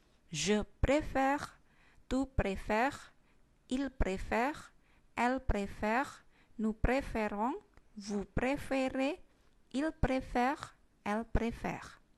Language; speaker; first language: French; non-native, fluent; Indonesian